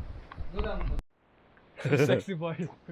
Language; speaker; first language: English; non-native, local second language; Nepali